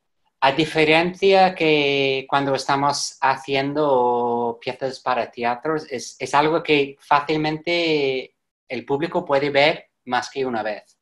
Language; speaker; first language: Spanish; non-native, fluent; English